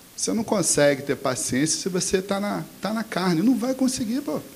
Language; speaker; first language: Portuguese; native; Portuguese